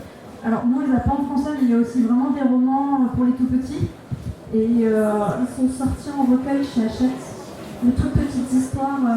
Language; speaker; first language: French; native; French